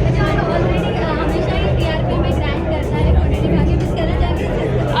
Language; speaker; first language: Hindi; native; Hindi